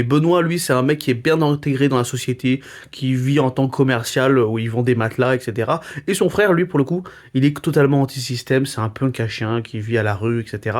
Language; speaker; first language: French; native; French